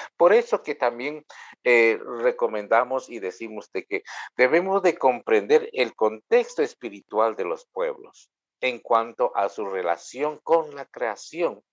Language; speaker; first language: Spanish; non-native, local second language; Kʼicheʼ